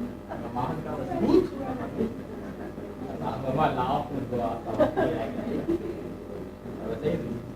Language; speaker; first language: German; non-native, learner; Turkish